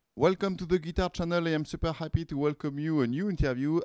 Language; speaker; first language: English; non-native, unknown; French